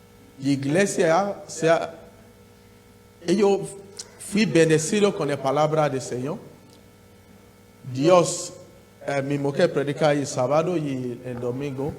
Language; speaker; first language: Spanish; non-native, learner; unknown